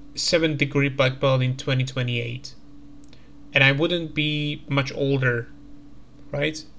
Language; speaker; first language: English; non-native, fluent; Slovak